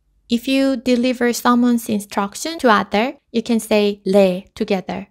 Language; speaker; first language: English; non-native, fluent; Korean